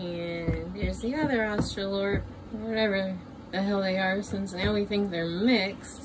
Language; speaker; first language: English; native; English